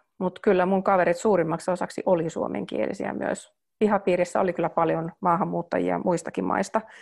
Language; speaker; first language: Finnish; early bilingual, heritage; Finnish